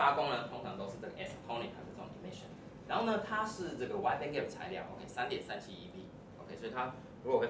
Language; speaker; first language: Chinese; native; Chinese